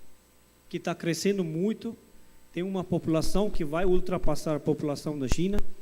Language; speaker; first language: Portuguese; non-native, fluent; English